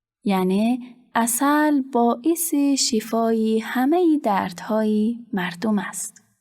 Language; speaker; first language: Persian; native; Persian